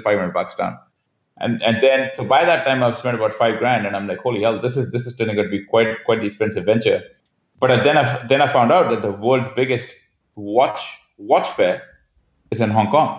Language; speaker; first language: English; non-native, local second language; Hindi